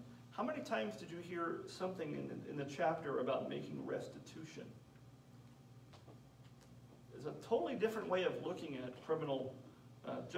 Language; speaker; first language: English; native; English